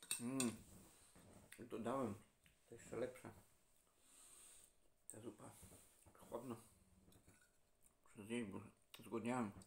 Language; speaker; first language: Polish; non-native, learner; Ukrainian